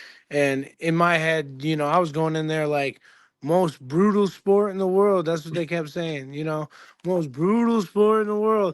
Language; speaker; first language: English; native; English